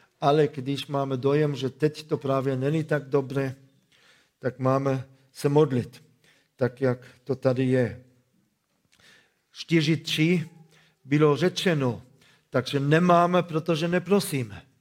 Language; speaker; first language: Czech; non-native, fluent; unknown